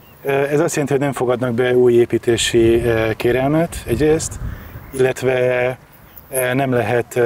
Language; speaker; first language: Hungarian; native; Hungarian